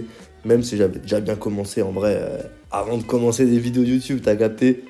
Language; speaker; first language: French; native; French